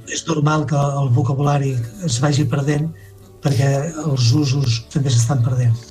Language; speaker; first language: Catalan; native; Catalan